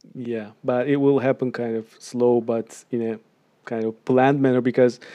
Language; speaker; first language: English; non-native, fluent; Portuguese